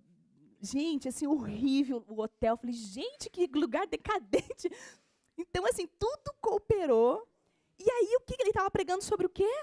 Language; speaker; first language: Portuguese; native; Portuguese